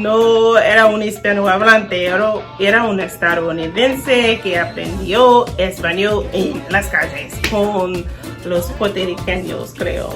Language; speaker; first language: Spanish; non-native, learner; English